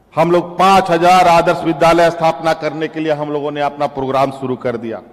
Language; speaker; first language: Hindi; native; Hindi